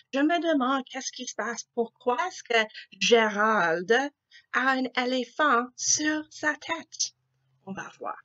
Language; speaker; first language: French; non-native, fluent; English